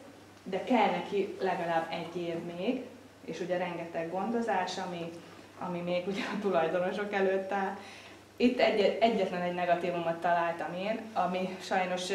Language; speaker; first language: Hungarian; native; Hungarian